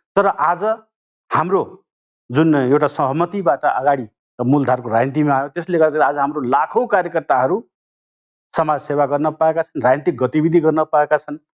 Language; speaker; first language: Nepali; non-native, local second language; Maithili